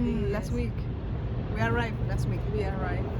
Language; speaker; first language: English; non-native, learner; Spanish